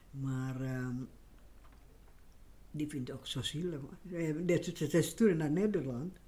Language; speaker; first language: Dutch; non-native, learner; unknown